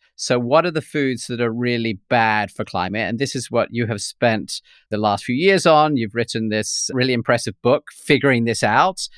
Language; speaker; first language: English; native; English